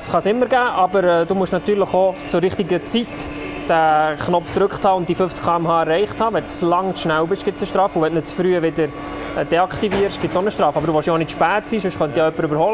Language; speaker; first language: German; native; German